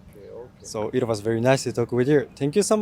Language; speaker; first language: English; non-native, learner; Japanese